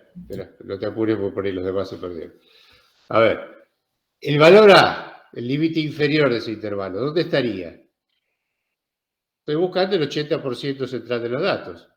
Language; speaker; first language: Spanish; native; Spanish